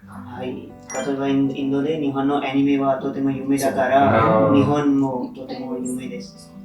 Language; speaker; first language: Japanese; non-native, learner; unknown